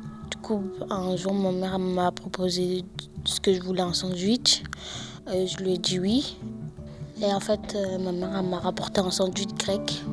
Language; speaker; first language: French; early bilingual, other home language; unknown